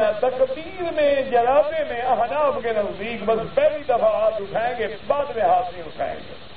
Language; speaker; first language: Urdu; early bilingual, heritage; Urdu